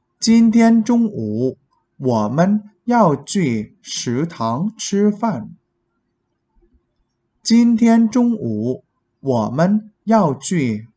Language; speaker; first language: Chinese; non-native, fluent; Vietnamese